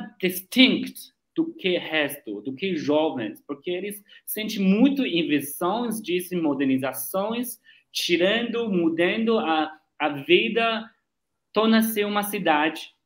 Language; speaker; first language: Portuguese; non-native, learner; Chinese